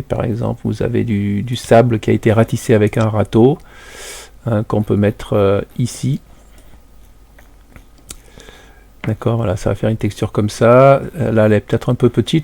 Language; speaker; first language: French; native; French